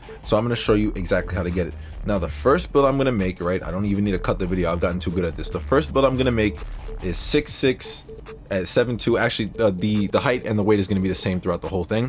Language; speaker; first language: English; native; English